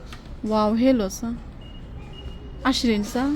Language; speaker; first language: Arabic; non-native, learner; Bangla